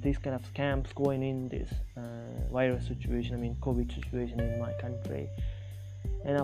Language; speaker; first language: English; non-native, local second language; Tamil